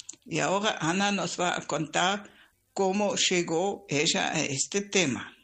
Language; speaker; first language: Spanish; non-native, fluent; German